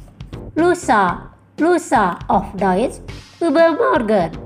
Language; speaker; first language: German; non-native, fluent; Indonesian